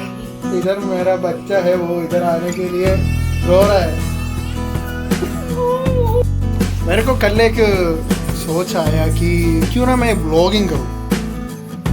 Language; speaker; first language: Hindi; non-native, local second language; Malayalam